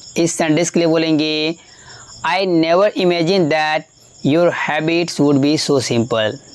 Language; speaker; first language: Hindi; native; Hindi